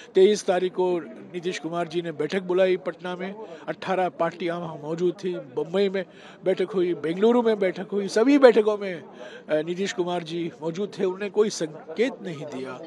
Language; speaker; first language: Hindi; non-native, local second language; Tamil